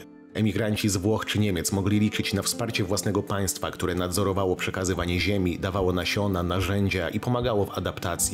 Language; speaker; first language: Polish; native; Polish